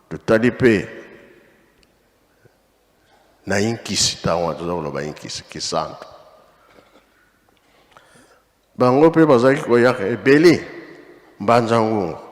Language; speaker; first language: Lingala; non-native, local second language; Kongo